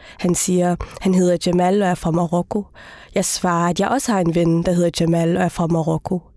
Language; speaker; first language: Danish; early bilingual, other home language; Somali